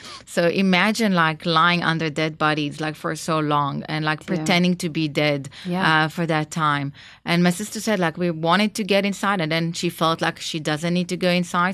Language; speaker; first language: English; non-native, fluent; Hebrew